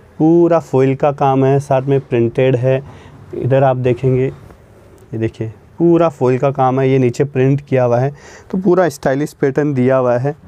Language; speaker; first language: Hindi; native; Hindi